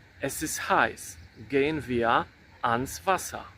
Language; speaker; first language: German; non-native, fluent; Polish